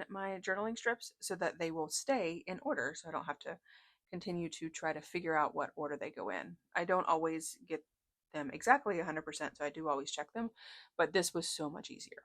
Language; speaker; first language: English; native; English